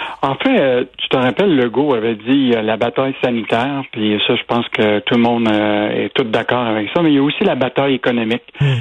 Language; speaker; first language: French; native; French